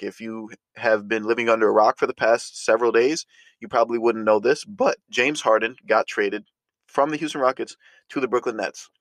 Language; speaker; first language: English; native; English